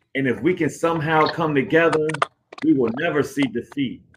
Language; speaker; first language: English; native; English